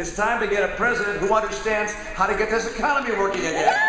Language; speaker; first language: English; native; English